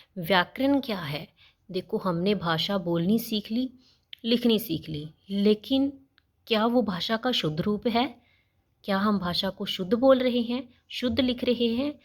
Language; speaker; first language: Hindi; non-native, local second language; Punjabi